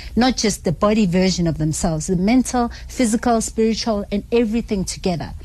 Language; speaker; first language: English; non-native, local second language; Zulu